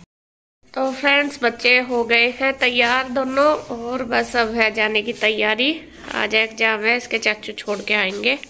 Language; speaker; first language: Hindi; native; Hindi